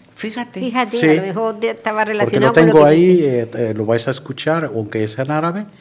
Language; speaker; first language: Spanish; non-native, fluent; Arabic